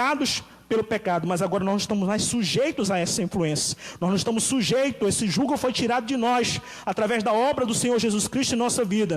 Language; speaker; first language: Portuguese; native; Portuguese